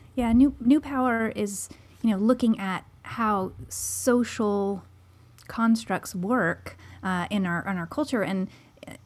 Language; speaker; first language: English; native; English